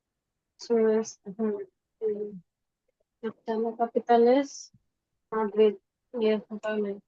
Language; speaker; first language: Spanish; non-native, fluent; Bangla